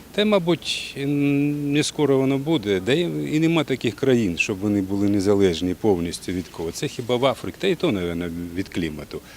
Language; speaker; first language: Ukrainian; native; Ukrainian